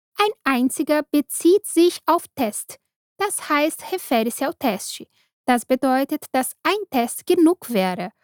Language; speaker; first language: German; non-native, fluent; Portuguese